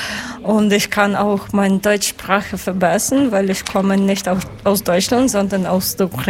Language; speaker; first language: German; non-native, learner; Ukrainian